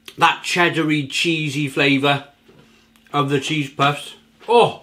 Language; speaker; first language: English; native; English